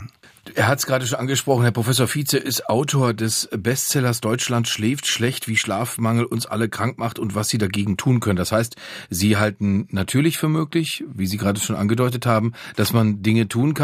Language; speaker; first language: German; native; German